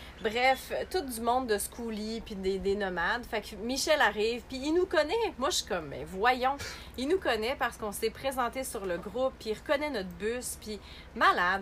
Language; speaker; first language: French; native; French